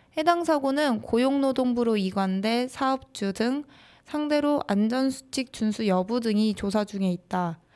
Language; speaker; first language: Korean; native; Korean